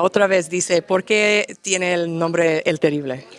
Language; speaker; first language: Spanish; non-native, learner; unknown